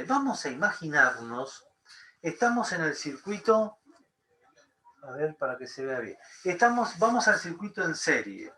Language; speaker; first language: Spanish; native; Spanish